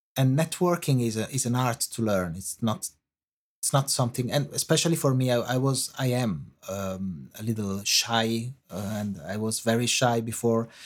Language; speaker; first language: English; non-native, fluent; Italian